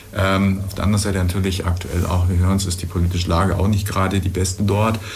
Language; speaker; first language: German; native; German